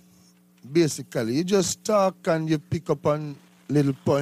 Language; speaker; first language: English; non-native, local second language; Jamaican Creole English